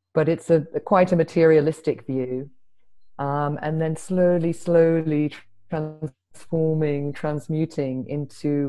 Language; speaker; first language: English; native; English